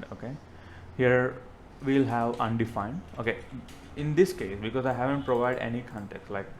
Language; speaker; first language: English; non-native, local second language; Telugu